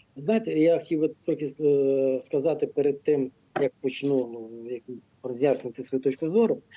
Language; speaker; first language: Ukrainian; non-native, local second language; Russian